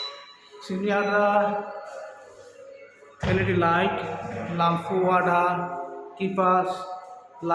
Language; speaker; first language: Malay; non-native, learner; Bangla